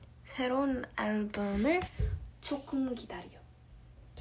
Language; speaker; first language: Korean; non-native, learner; English